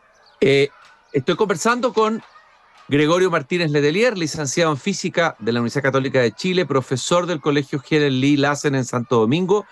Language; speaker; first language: Spanish; native; Spanish